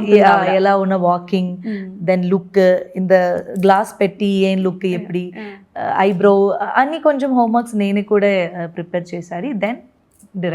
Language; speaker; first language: Telugu; non-native, learner; Malayalam